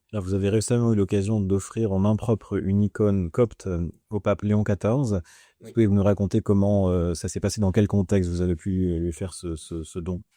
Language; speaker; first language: French; native; French